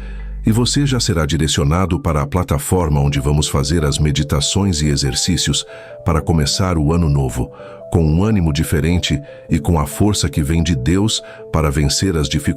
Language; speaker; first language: Portuguese; native; Portuguese